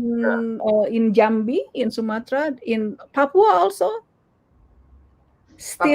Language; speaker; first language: English; non-native, learner; Indonesian